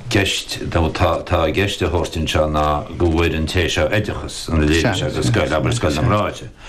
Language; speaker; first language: Irish; native; Irish